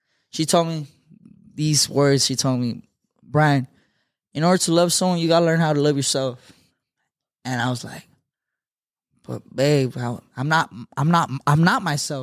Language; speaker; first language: English; early bilingual, other home language; Spanish